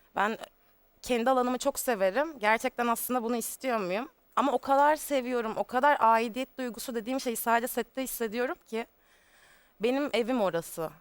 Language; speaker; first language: Turkish; native; Turkish